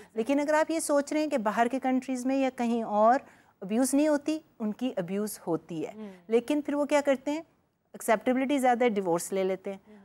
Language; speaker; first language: Urdu; non-native, local second language; Punjabi